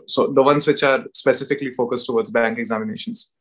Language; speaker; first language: English; non-native, local second language; Hindi